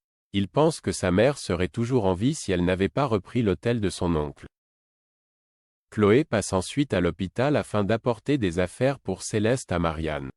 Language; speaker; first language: French; native; French